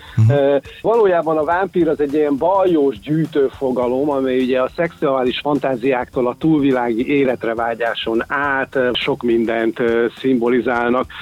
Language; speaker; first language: Hungarian; native; Hungarian